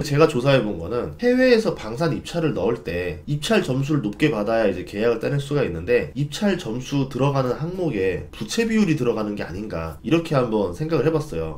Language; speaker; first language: Korean; native; Korean